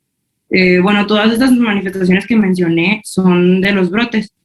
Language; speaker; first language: Spanish; native; Spanish